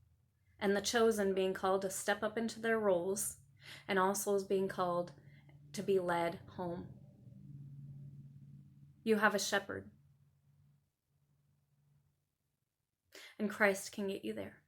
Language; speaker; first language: English; native; English